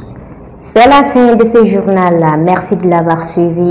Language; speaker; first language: French; non-native, local second language; Bambara